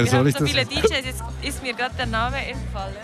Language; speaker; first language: German; native; German